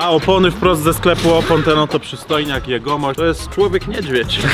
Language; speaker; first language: Polish; native; Polish